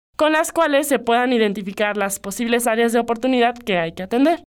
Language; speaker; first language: Spanish; native; Spanish